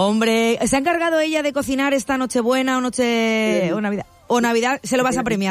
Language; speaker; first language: Spanish; native; Spanish